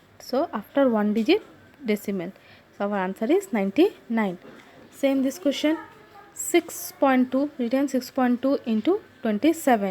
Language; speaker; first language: English; non-native, local second language; Assamese